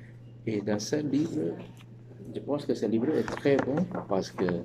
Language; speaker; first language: French; non-native, learner; Chinese